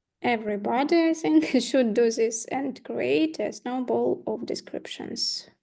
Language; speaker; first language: English; non-native, learner; Ukrainian